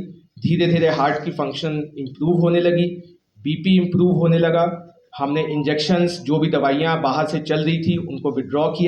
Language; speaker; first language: Hindi; native; Hindi